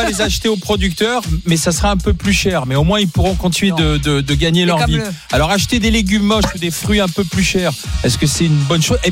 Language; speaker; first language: French; native; French